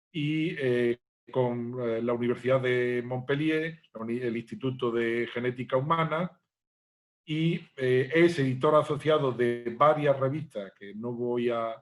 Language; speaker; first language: Spanish; native; Spanish